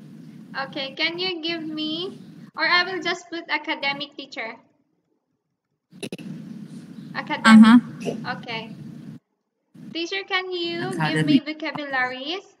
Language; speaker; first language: English; non-native, learner; Thai